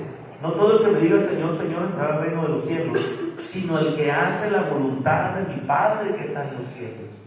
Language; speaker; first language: Spanish; native; Spanish